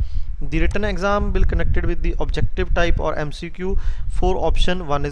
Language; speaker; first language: English; non-native, local second language; Hindi